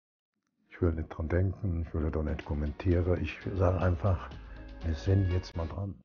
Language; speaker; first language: German; native; German